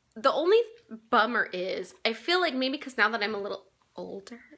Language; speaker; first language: English; native; English